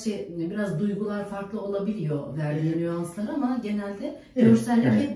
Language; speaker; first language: Turkish; native; Turkish